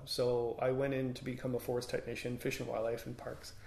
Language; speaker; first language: English; native; English